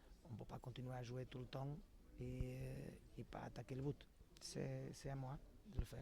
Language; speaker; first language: French; non-native, learner; Portuguese